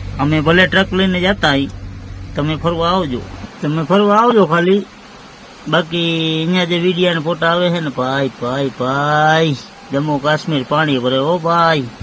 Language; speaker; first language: Gujarati; non-native, local second language; Kachhi